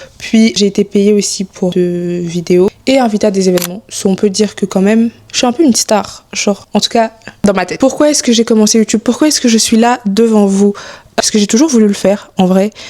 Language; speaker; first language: French; early bilingual, other home language; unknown